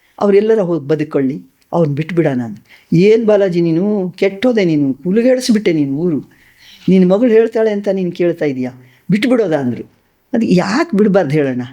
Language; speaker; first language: Kannada; non-native, local second language; Lambadi